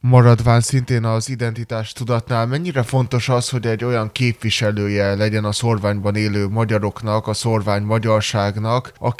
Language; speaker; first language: Hungarian; native; Hungarian